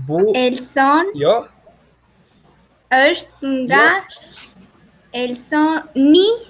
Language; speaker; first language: Albanian; non-native, learner; Turkish